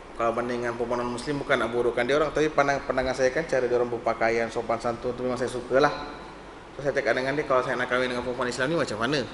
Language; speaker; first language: Malay; non-native, local second language; Tamil